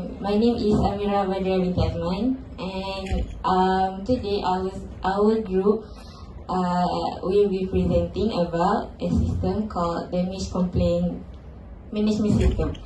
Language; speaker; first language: English; non-native, local second language; Malay